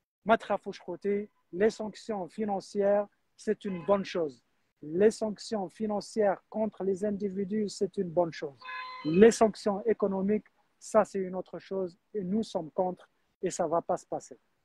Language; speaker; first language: French; non-native, local second language; Arabic